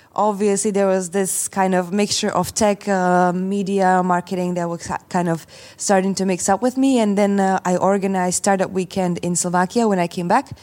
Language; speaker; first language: English; non-native, fluent; Slovak